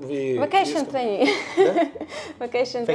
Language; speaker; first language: English; non-native, learner; Russian